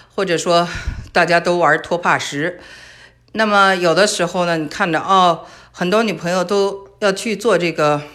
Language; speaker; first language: Chinese; native; Chinese